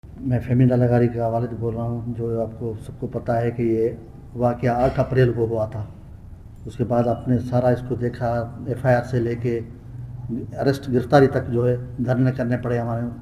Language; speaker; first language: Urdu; non-native, local second language; Sindhi